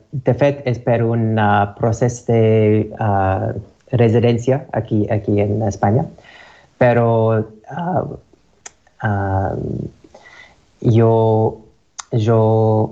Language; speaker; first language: Catalan; non-native, learner; English